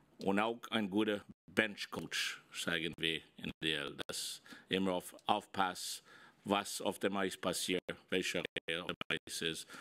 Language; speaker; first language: German; non-native, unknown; French